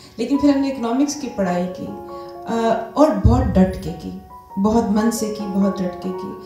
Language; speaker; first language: Hindi; non-native, local second language; Tamil